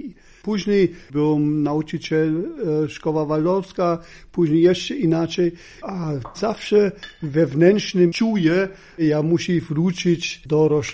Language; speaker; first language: Polish; non-native, learner; German